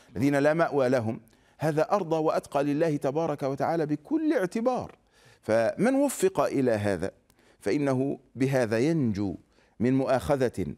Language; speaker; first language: Arabic; native; Arabic